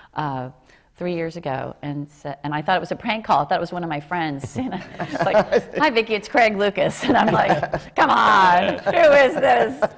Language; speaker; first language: English; native; English